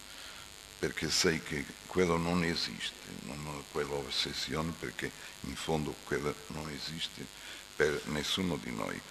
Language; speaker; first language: Italian; non-native, fluent; Portuguese